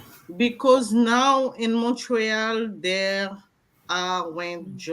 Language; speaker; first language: English; non-native, learner; French